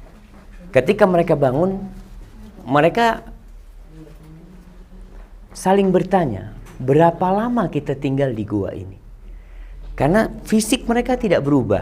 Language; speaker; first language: Indonesian; native; Indonesian